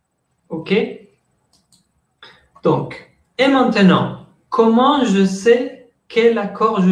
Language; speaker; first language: French; non-native, fluent; Spanish